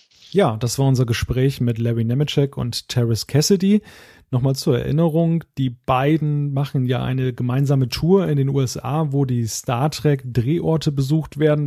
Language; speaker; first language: German; native; German